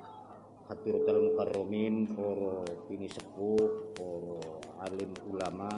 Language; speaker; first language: Indonesian; non-native, local second language; Javanese